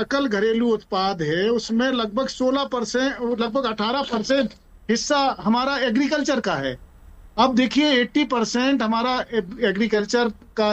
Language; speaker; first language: Hindi; native; Hindi